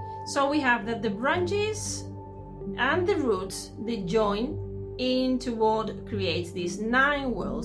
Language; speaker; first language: English; non-native, fluent; Spanish